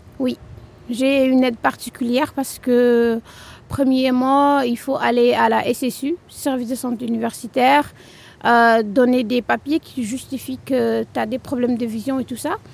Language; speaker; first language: French; non-native, local second language; Wolof